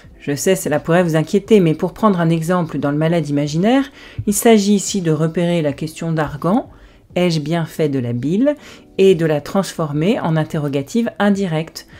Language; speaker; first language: French; native; French